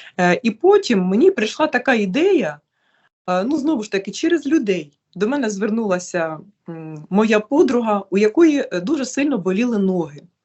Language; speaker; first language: Ukrainian; native; Ukrainian